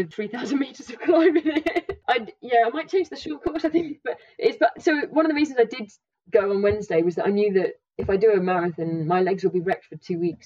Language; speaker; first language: English; native; English